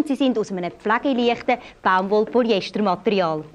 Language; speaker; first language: German; native; German